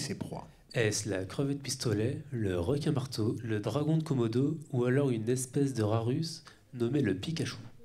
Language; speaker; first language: French; native; French